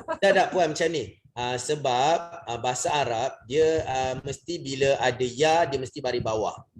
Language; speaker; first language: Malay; native; Malay